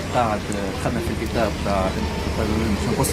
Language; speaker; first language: Arabic; native; Arabic